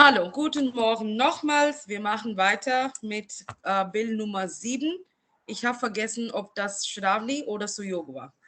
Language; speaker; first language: German; non-native, fluent; Marathi